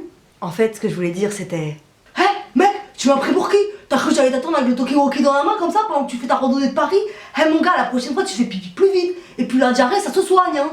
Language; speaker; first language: French; native; French